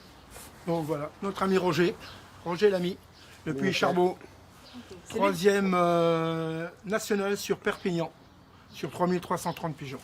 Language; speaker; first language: French; native; French